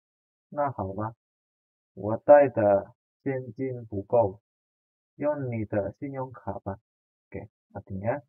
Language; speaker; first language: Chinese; non-native, fluent; Indonesian